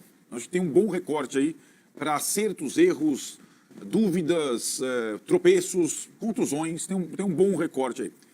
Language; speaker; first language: Portuguese; native; Portuguese